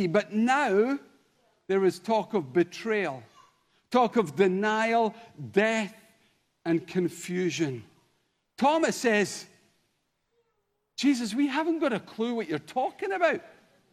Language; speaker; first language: English; native; English